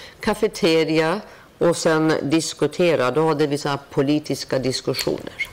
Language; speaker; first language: Swedish; non-native, fluent; Persian